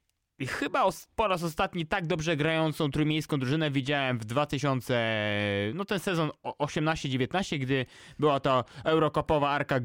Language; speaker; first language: Polish; native; Polish